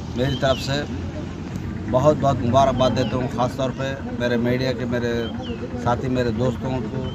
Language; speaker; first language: Urdu; native; Urdu